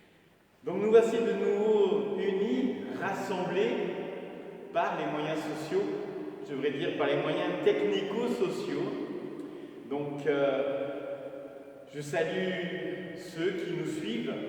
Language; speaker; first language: French; native; French